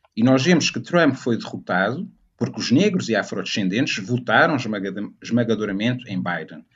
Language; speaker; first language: Portuguese; native; Portuguese